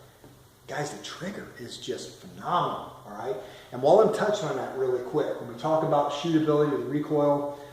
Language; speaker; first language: English; native; English